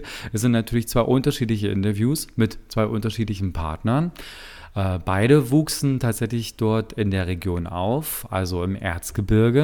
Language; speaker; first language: German; native; German